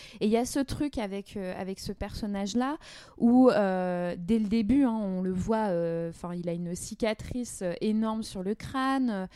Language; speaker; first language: French; native; French